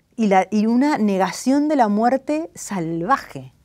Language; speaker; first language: Spanish; native; Spanish